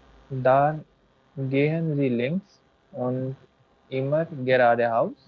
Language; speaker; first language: German; non-native, learner; Hindi